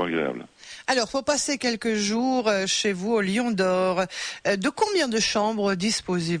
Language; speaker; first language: French; native; French